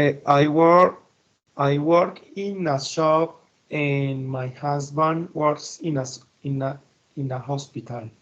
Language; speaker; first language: English; non-native, learner; Spanish